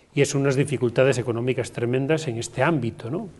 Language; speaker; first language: Spanish; non-native, local second language; Galician